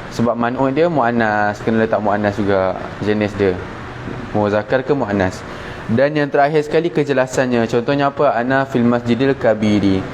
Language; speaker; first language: Malay; native; Malay